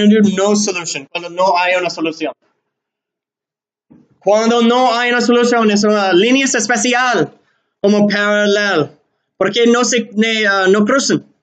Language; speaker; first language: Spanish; non-native, learner; English